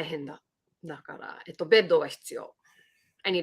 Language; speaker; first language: Japanese; early bilingual, heritage; Japanese